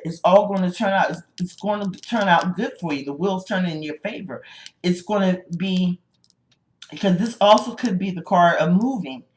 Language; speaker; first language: English; native; English